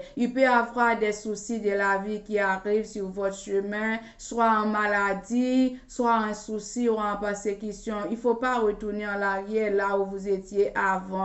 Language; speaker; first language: French; non-native, local second language; Haitian Creole